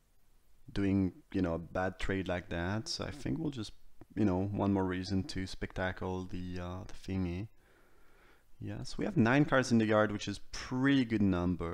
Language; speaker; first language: English; non-native, fluent; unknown